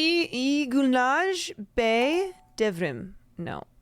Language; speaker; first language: Turkish; non-native, learner; English